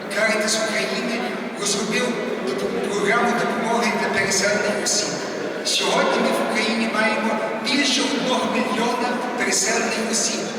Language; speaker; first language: Ukrainian; early bilingual, heritage; Ukrainian